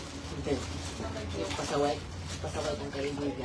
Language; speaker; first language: Filipino; non-native, local second language; Cebuano